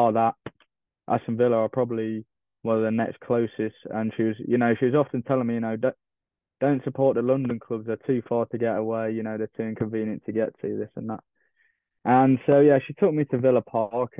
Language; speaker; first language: English; native; English